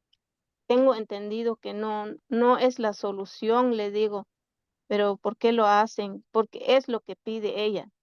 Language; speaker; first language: Spanish; non-native, local second language; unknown